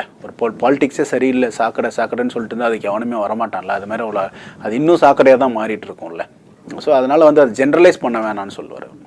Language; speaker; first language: Tamil; native; Tamil